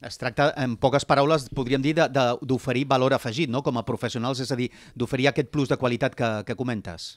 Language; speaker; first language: Catalan; native; Catalan